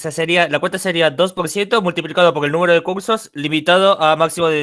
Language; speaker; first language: Spanish; native; Spanish